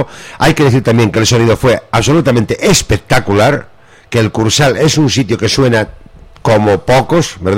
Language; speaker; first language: Spanish; native; Spanish